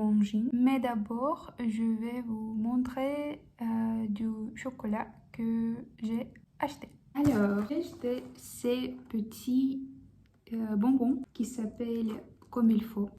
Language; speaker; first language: French; non-native, fluent; Russian